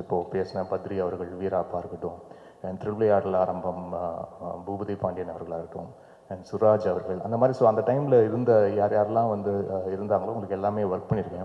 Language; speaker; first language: Tamil; native; Tamil